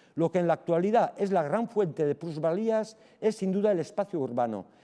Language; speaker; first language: Spanish; non-native, local second language; Basque